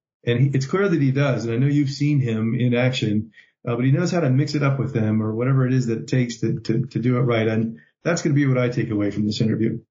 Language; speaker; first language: English; native; English